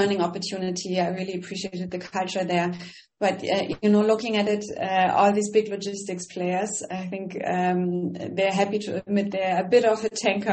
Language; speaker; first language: English; non-native, fluent; German